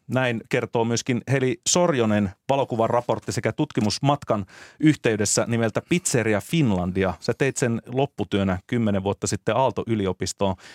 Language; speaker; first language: Finnish; native; Finnish